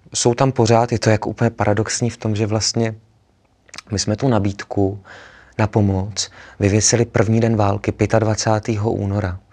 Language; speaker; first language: Czech; native; Czech